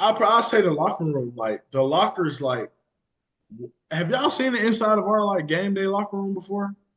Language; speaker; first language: English; native; English